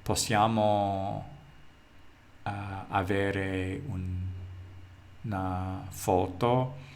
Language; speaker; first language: Italian; non-native, learner; English